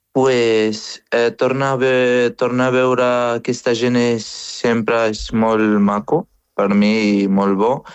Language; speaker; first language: Catalan; non-native, fluent; Arabic